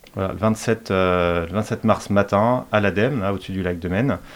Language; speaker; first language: French; native; French